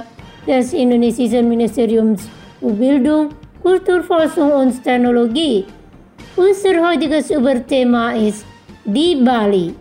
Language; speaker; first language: German; non-native, fluent; Indonesian